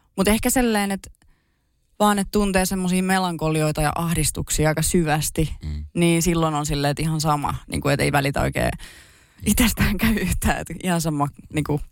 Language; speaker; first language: Finnish; native; Finnish